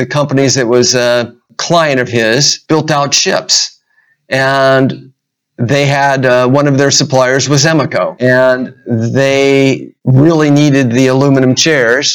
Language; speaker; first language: English; native; English